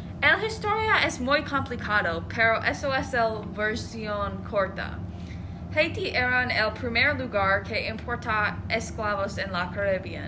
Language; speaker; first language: Spanish; non-native, learner; English